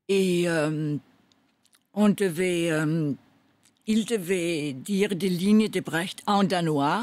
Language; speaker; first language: French; non-native, fluent; Danish